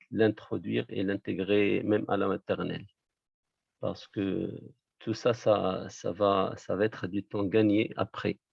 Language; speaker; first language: French; non-native, local second language; Arabic